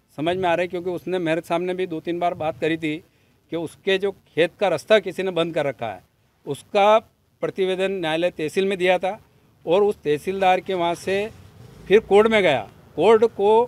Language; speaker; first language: Hindi; native; Hindi